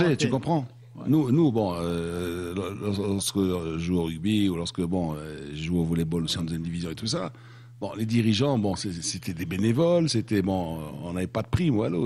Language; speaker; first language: French; non-native, local second language; Arabic